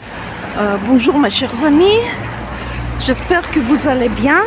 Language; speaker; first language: French; non-native, fluent; Russian